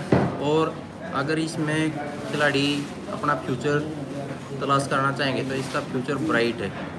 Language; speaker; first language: Hindi; native; Hindi